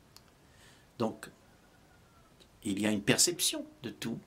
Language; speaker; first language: French; native; French